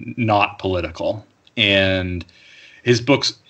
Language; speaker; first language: English; native; English